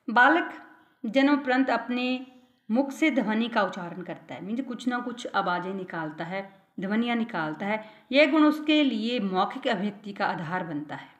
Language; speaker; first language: Hindi; non-native, local second language; Punjabi